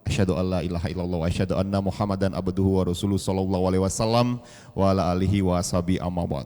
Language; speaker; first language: Indonesian; native; Indonesian